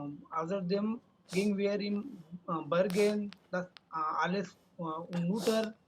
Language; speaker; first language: German; non-native, learner; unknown